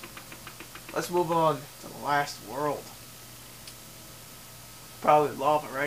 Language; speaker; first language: English; native; English